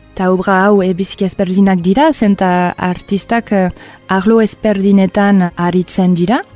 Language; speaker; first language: Basque; non-native, fluent; English